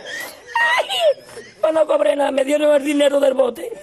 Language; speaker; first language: Spanish; native; Spanish